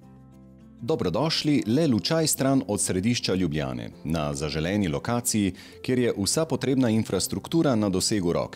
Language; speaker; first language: Slovenian; native; Slovenian